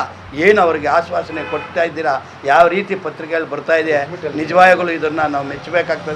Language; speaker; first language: Kannada; native; Kannada